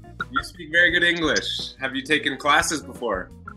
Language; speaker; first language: English; native; English